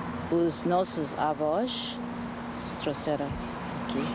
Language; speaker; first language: Portuguese; early bilingual, heritage; Portuguese